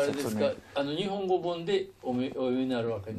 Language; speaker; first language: Japanese; native; Japanese